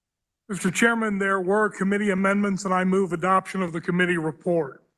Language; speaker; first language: English; native; English